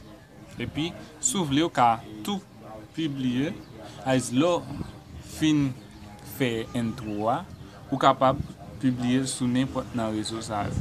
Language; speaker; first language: French; non-native, local second language; Haitian Creole